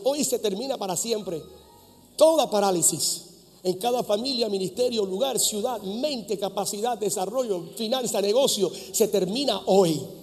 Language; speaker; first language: Spanish; early bilingual, heritage; Spanish